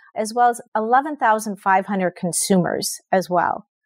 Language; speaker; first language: English; native; English